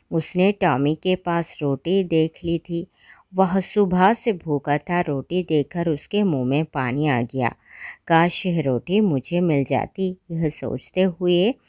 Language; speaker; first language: Hindi; non-native, local second language; Malayalam